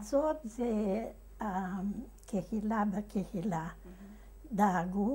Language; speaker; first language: Hebrew; non-native, fluent; Hungarian